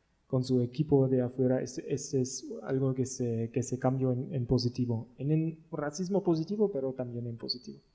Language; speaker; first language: Spanish; non-native, learner; German